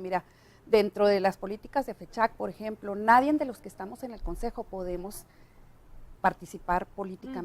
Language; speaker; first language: Spanish; native; Spanish